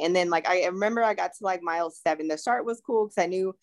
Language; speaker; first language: English; native; English